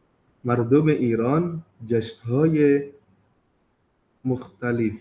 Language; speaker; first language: Persian; non-native, learner; Indonesian